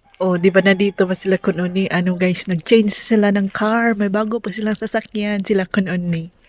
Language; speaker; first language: Filipino; non-native, local second language; Cebuano